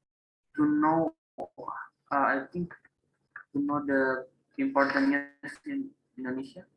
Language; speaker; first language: English; non-native, learner; Indonesian